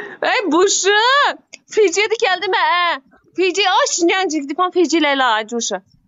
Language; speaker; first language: Chinese; non-native, local second language; Uyghur